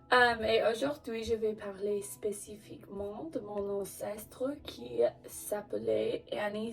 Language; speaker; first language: French; non-native, learner; English